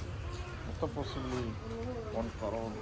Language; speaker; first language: Spanish; non-native, learner; Malayalam